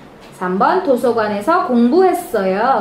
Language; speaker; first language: Korean; non-native, fluent; Indonesian